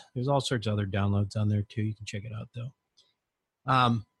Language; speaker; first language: English; native; English